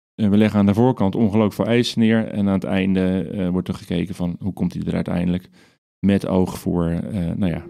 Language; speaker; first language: Dutch; native; Dutch